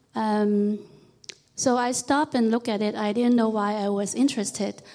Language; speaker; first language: English; non-native, local second language; Cantonese